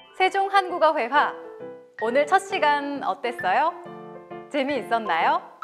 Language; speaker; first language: Korean; native; Korean